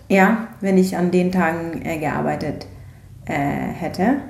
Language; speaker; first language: German; non-native, fluent; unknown